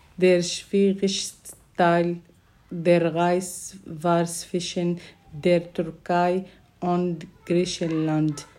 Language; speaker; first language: German; non-native, learner; Arabic